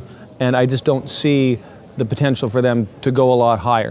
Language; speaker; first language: English; native; English